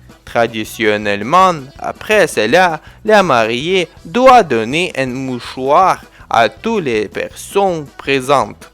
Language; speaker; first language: French; non-native, fluent; Ukrainian